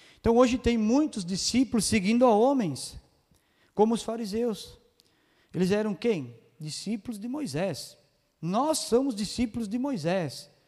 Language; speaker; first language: Portuguese; native; Portuguese